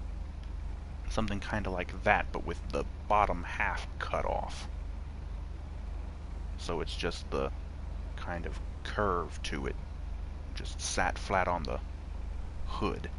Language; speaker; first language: English; native; English